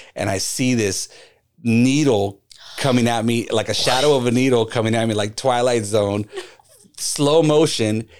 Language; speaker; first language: English; native; English